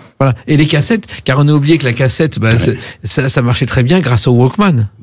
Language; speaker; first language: French; native; French